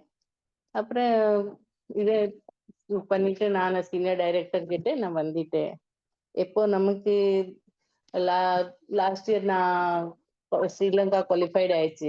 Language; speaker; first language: Tamil; non-native, learner; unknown